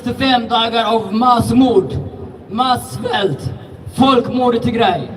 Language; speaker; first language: Swedish; early bilingual, other home language; Tigrinya